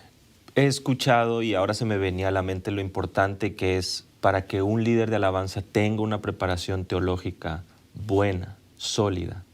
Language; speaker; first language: Spanish; native; Spanish